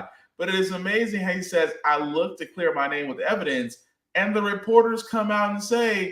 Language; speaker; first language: English; native; English